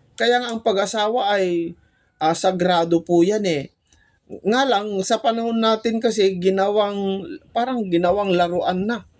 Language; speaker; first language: Filipino; non-native, local second language; Iloko